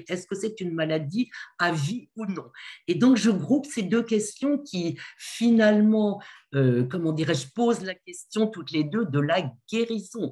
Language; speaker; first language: French; native; French